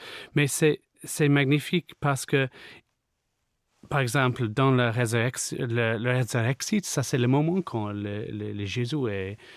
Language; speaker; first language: French; non-native, fluent; English